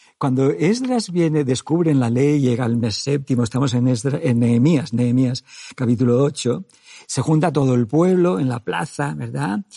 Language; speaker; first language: Spanish; native; Spanish